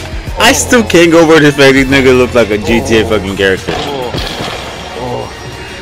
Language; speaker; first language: English; native; English